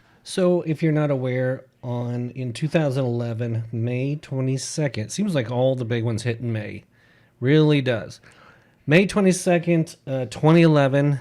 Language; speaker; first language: English; native; English